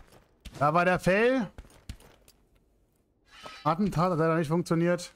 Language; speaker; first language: German; native; German